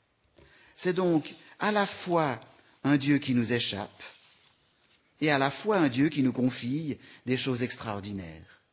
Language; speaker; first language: French; native; French